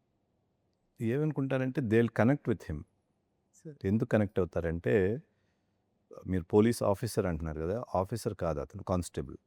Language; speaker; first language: Telugu; native; Telugu